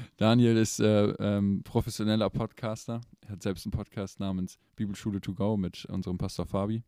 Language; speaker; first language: German; native; German